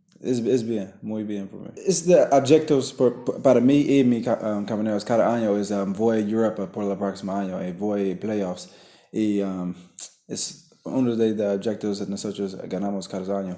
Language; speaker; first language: Spanish; non-native, learner; English